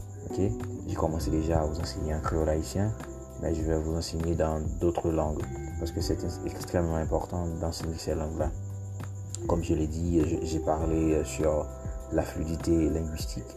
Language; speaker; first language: English; non-native, fluent; Haitian Creole